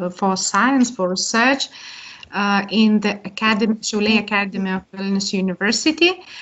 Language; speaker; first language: English; non-native, fluent; Lithuanian